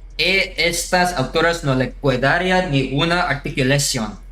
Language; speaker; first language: Spanish; non-native, learner; English